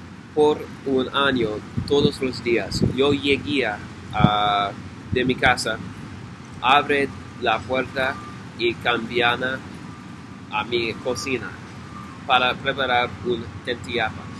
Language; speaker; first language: Spanish; non-native, learner; English